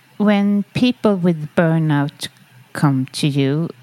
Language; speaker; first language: English; non-native, fluent; Swedish